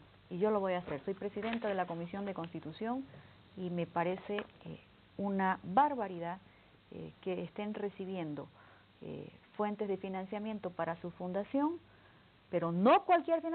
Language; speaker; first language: Spanish; native; Spanish